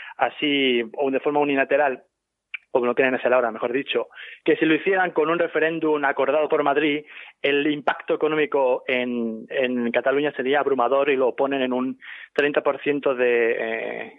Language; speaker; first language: Spanish; native; Spanish